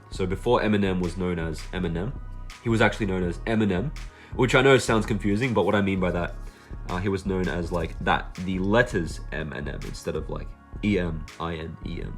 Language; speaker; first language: English; native; English